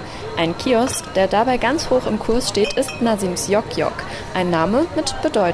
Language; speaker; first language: German; native; German